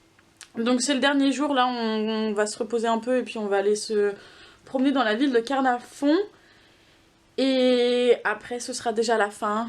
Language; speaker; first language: French; native; French